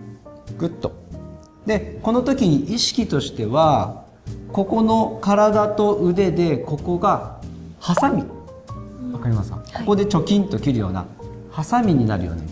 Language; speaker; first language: Japanese; native; Japanese